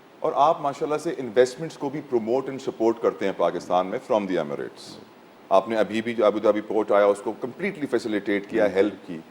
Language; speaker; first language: Urdu; native; Urdu